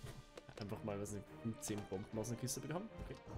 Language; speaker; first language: German; native; German